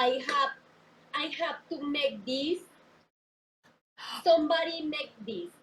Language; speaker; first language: English; non-native, learner; Spanish